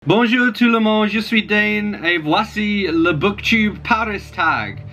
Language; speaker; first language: French; non-native, learner; English